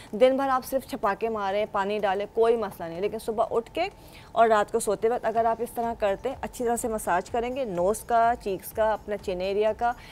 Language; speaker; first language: Urdu; native; Urdu